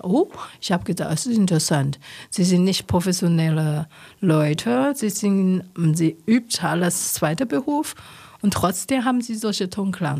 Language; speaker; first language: German; non-native, learner; Chinese